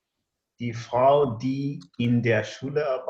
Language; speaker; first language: German; non-native, learner; English